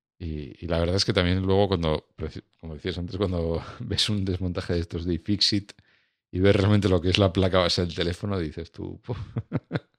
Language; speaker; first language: Spanish; native; Spanish